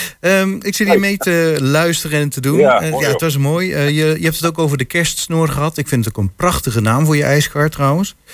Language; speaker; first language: Dutch; native; Dutch